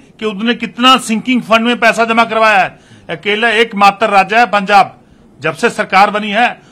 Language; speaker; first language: Hindi; non-native, local second language; Punjabi